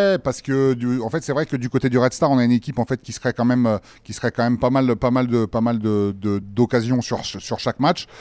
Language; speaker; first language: French; native; French